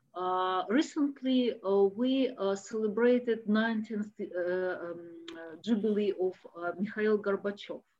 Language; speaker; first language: English; non-native, fluent; Russian